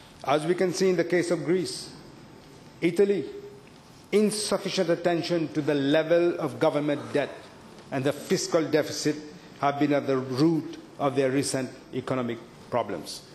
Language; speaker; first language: English; non-native, local second language; Morisyen